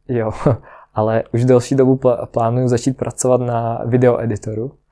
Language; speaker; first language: Czech; non-native, fluent; Ukrainian